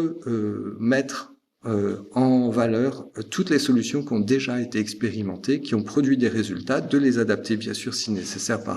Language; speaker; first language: French; native; French